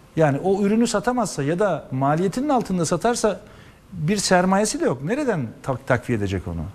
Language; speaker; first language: Turkish; native; Turkish